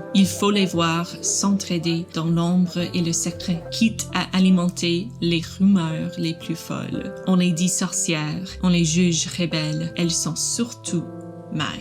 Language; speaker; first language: French; non-native, learner; English